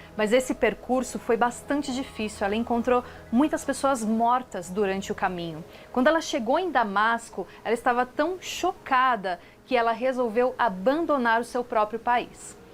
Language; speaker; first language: Portuguese; native; Portuguese